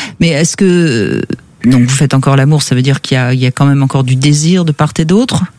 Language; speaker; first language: French; native; French